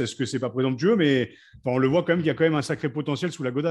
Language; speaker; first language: French; native; French